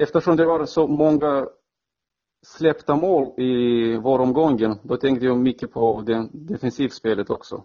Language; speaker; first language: Swedish; non-native, fluent; Romanian